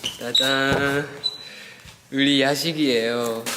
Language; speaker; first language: Korean; non-native, learner; Japanese